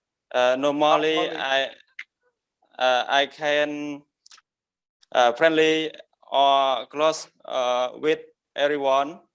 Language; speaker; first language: English; non-native, learner; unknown